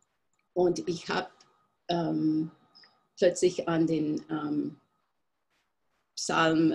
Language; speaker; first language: German; non-native, fluent; English